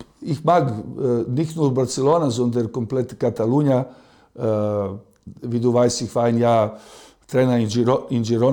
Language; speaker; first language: German; non-native, fluent; Serbian